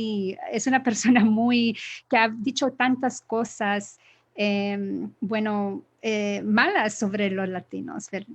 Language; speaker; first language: Spanish; early bilingual, other home language; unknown